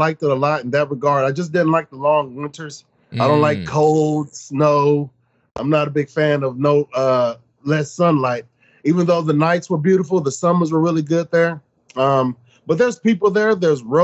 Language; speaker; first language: English; native; English